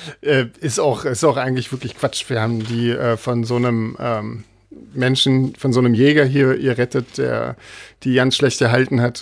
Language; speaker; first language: German; native; German